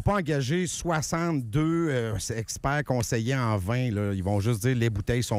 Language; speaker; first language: French; native; French